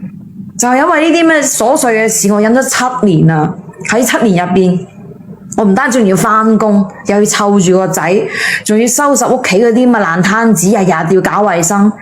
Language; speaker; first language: Cantonese; native; Cantonese